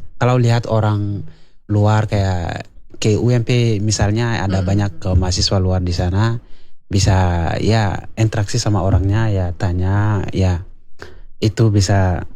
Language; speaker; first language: Indonesian; non-native, learner; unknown